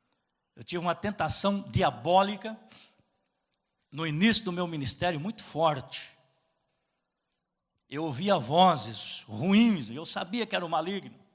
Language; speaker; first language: Portuguese; native; Portuguese